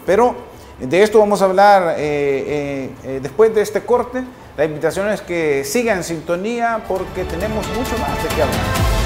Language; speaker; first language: Spanish; native; Spanish